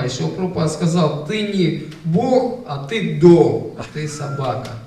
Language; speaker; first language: Russian; native; Russian